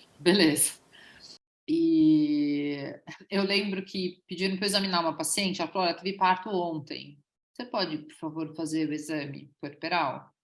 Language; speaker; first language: Portuguese; native; Portuguese